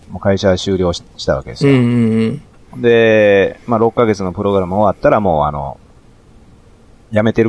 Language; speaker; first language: Japanese; native; Japanese